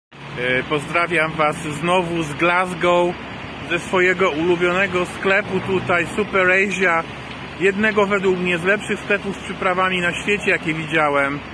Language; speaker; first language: Polish; native; Polish